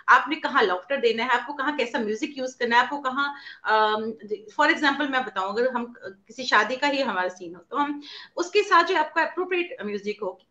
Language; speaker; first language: Hindi; native; Hindi